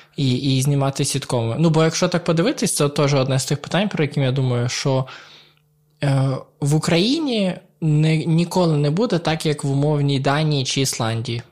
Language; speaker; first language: Ukrainian; native; Ukrainian